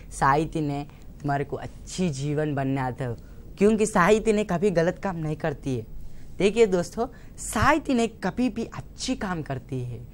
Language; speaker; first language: Hindi; non-native, local second language; Telugu